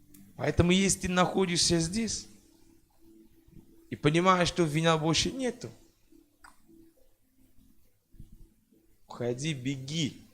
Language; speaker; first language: Russian; non-native, fluent; French